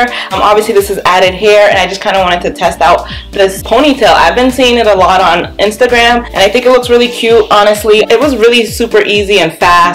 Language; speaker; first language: English; native; English